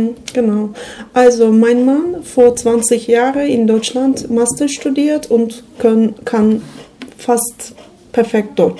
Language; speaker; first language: German; non-native, learner; Turkish